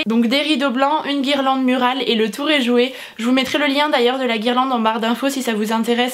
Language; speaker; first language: French; native; French